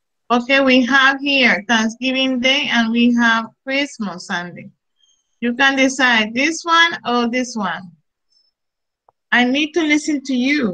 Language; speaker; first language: English; non-native, fluent; Spanish